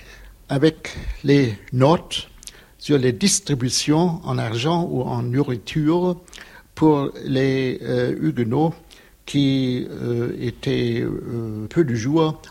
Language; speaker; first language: French; non-native, fluent; German